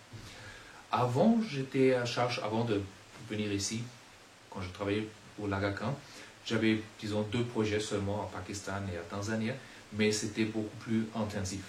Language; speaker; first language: French; non-native, fluent; German